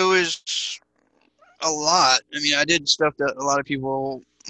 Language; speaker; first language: English; native; English